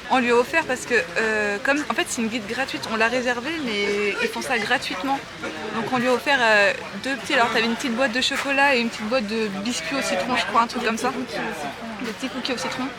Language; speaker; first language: French; native; French